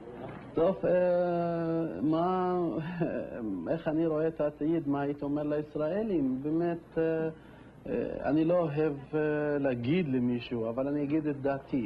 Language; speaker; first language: Hebrew; non-native, local second language; Arabic